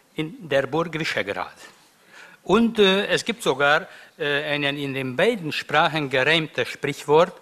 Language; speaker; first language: German; non-native, fluent; Hungarian